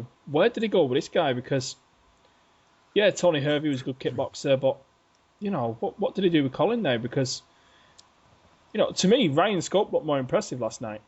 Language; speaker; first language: English; native; English